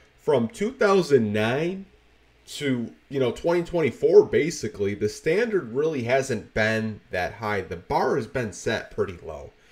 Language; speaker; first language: English; native; English